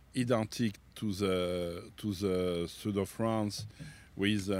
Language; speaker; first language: English; non-native, learner; French